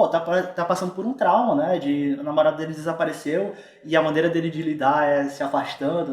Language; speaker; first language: Portuguese; native; Portuguese